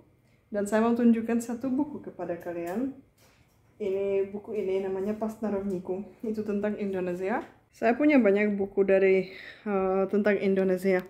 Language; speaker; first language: Indonesian; non-native, fluent; Czech